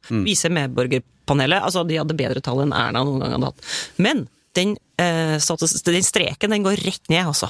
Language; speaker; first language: Norwegian; native; Norwegian